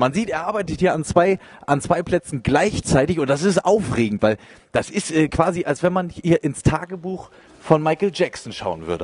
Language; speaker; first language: German; native; German